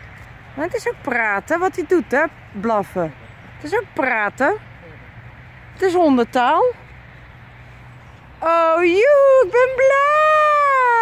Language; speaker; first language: Dutch; native; Dutch